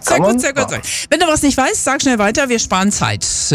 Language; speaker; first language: German; native; German